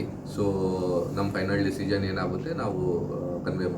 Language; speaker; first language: Kannada; non-native, fluent; Hindi